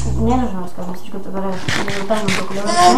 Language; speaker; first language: Bulgarian; native; Bulgarian